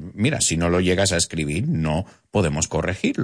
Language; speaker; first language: Spanish; non-native, fluent; English